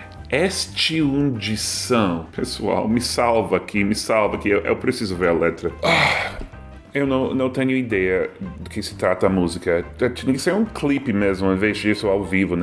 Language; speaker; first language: Portuguese; non-native, fluent; English